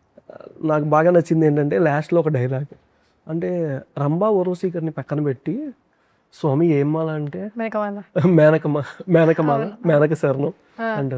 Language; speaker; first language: Telugu; native; Telugu